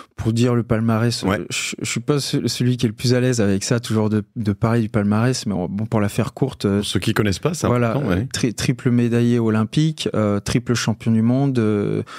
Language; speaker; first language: French; native; French